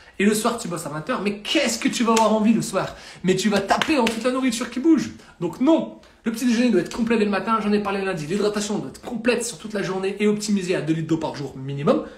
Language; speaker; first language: French; native; French